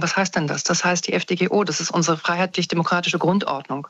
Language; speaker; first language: German; native; German